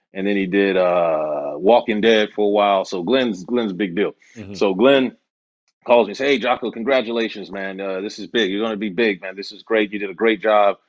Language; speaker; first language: English; native; English